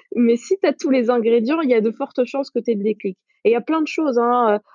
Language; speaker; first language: French; non-native, local second language; Arabic